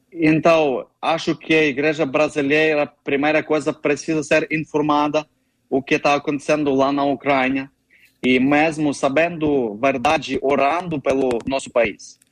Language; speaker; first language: Portuguese; non-native, learner; Ukrainian